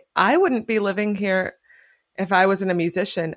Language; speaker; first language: English; native; English